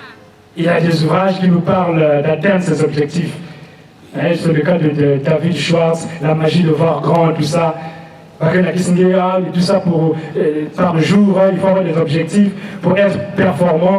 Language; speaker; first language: French; non-native, local second language; Lingala